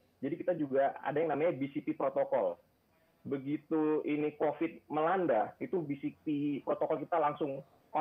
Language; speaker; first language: Indonesian; native; Indonesian